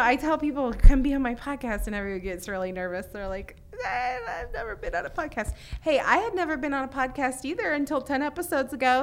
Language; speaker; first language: English; native; English